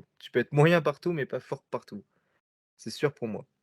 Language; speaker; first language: French; native; French